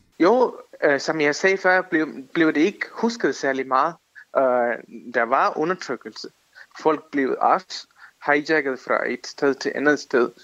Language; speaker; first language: Danish; non-native, fluent; Tamil